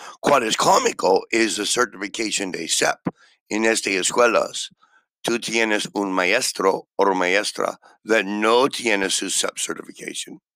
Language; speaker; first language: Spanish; non-native, learner; English